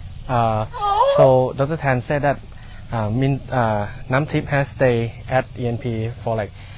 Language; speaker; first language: English; non-native, learner; Thai